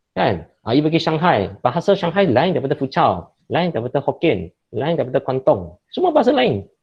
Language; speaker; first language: Malay; non-native, local second language; Chinese